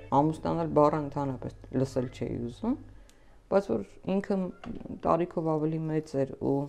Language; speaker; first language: Armenian; native; Armenian